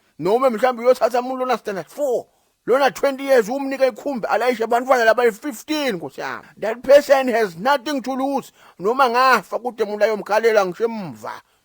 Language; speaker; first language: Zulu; non-native, local second language; Swati